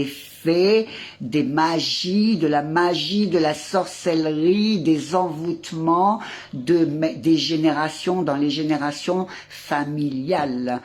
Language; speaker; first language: French; native; French